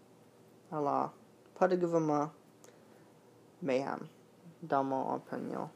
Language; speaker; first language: French; non-native, learner; English